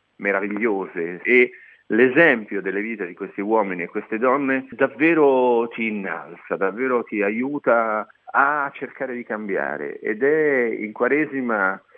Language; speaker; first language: Italian; native; Italian